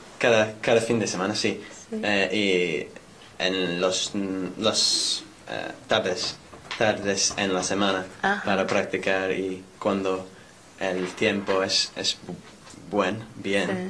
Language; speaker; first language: Spanish; non-native, learner; English